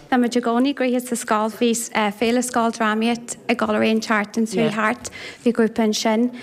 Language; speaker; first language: Irish; native; Irish